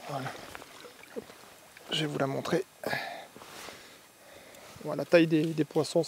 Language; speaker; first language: French; native; French